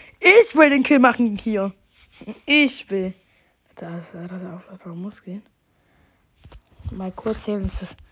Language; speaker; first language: German; native; German